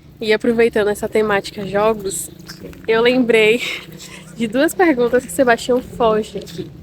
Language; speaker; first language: Portuguese; native; Portuguese